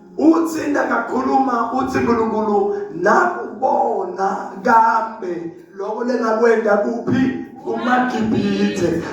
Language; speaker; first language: Zulu; non-native, local second language; Swati